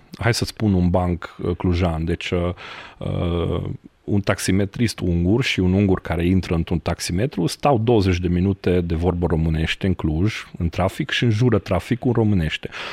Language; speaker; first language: Romanian; non-native, local second language; Hungarian